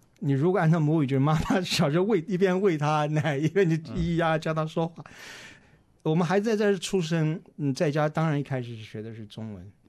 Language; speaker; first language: Chinese; native; Chinese